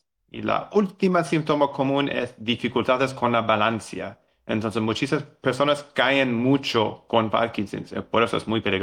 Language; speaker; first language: Spanish; non-native, learner; English